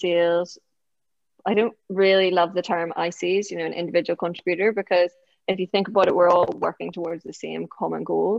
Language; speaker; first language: English; native; English